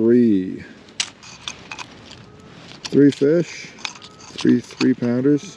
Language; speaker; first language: English; native; English